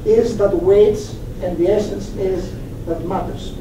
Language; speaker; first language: English; non-native, fluent; Greek